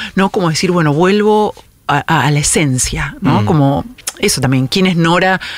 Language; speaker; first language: Spanish; native; Spanish